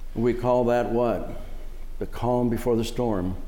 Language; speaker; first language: English; early bilingual, other home language; Spanish